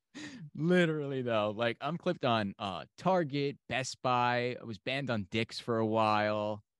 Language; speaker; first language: English; native; English